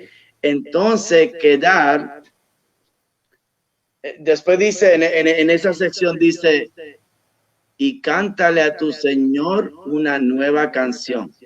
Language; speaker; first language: Spanish; early bilingual, heritage; Spanish